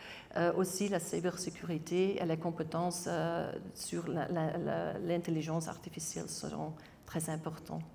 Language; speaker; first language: French; non-native, local second language; Dutch